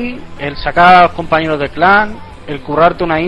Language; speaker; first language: Spanish; native; Spanish